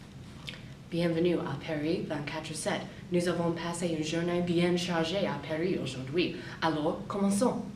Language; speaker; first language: French; non-native, learner; English